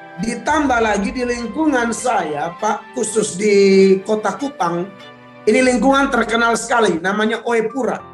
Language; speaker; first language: Indonesian; native; Indonesian